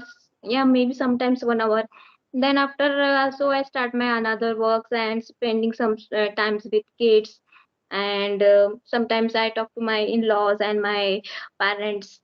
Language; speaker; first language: English; non-native, learner; Marathi